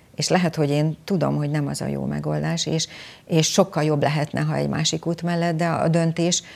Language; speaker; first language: Hungarian; native; Hungarian